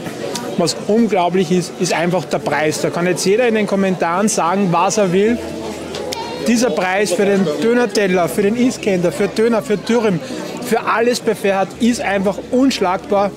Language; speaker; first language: German; native; German